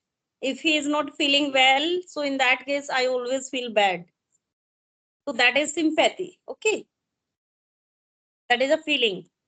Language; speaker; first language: English; non-native, local second language; Hindi